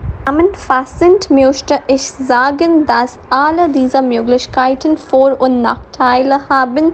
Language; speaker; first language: German; non-native, learner; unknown